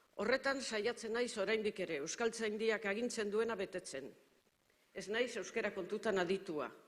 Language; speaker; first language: Basque; native; Basque